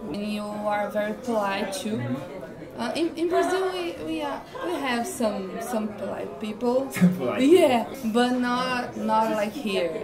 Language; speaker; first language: English; non-native, fluent; Portuguese